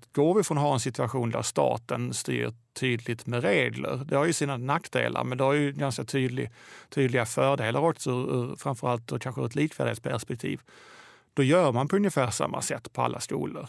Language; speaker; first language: Swedish; native; Swedish